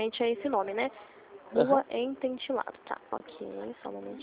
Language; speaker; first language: Portuguese; native; Portuguese